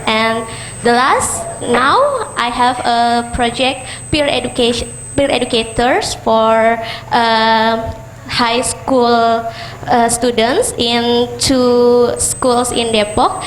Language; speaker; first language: English; non-native, fluent; Indonesian